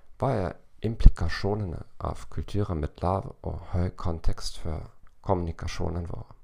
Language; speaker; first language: Norwegian; non-native, learner; German